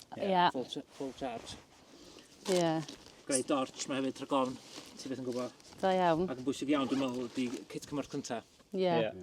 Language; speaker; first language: Welsh; native; Welsh